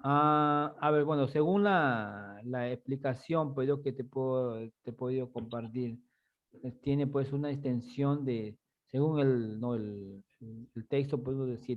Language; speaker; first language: Spanish; native; Spanish